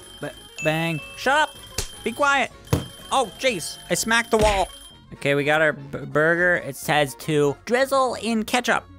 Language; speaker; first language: English; native; English